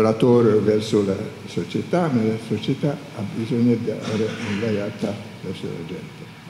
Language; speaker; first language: Italian; non-native, learner; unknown